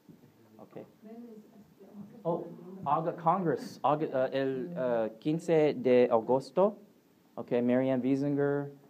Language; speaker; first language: Spanish; non-native, learner; English